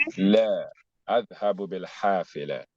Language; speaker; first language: Arabic; non-native, fluent; English